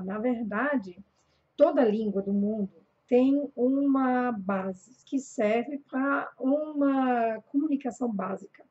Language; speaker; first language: Portuguese; non-native, fluent; German